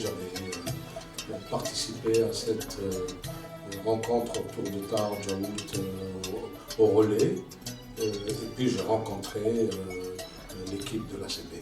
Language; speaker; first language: French; non-native, local second language; Kabyle